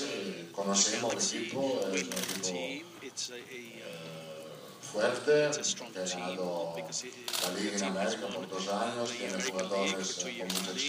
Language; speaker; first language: Spanish; non-native, fluent; Italian